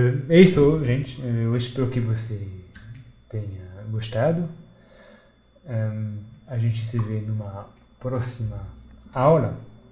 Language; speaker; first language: Portuguese; non-native, fluent; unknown